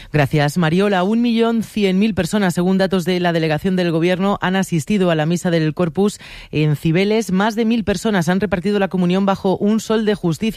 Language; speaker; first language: Spanish; native; Spanish